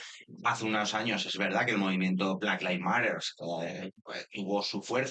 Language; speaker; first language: Spanish; native; Spanish